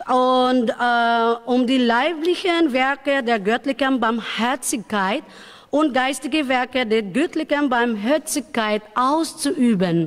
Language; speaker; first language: German; non-native, learner; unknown